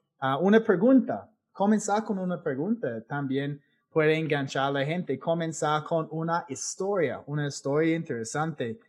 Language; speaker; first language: Spanish; non-native, fluent; English